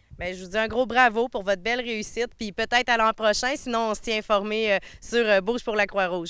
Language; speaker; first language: French; native; French